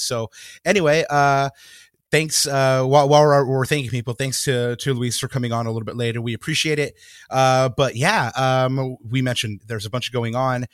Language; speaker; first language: English; early bilingual, other home language; Spanish